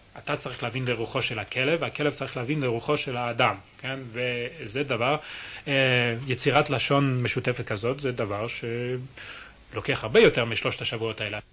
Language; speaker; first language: Hebrew; non-native, fluent; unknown